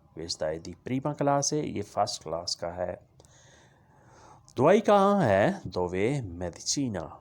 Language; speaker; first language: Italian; non-native, learner; Urdu